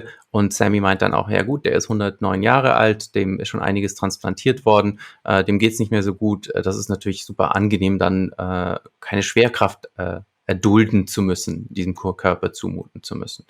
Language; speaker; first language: German; native; German